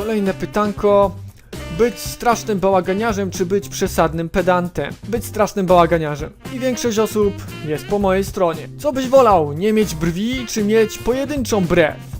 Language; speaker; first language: Polish; native; Polish